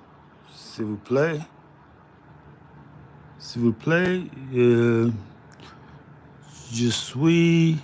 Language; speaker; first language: French; non-native, learner; English